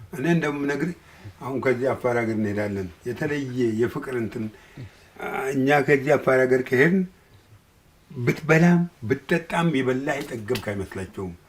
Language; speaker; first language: Amharic; non-native, local second language; Oromo